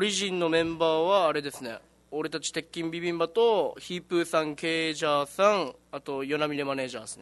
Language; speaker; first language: Japanese; native; Japanese